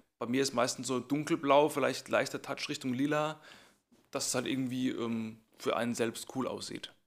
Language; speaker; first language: German; native; German